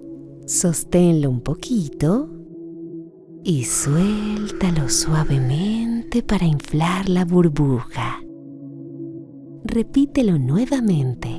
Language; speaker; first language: Spanish; native; Spanish